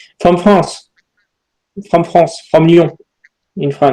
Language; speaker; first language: English; non-native, learner; French